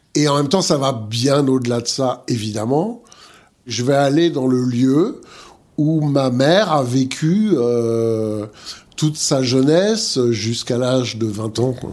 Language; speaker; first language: French; native; French